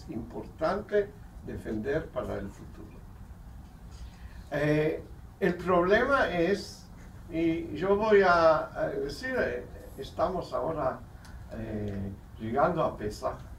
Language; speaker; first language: Spanish; non-native, fluent; Hebrew